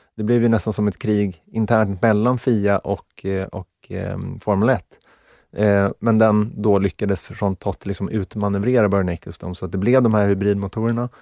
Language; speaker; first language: Swedish; native; Swedish